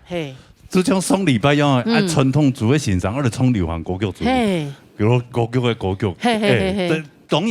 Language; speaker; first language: Chinese; native; Chinese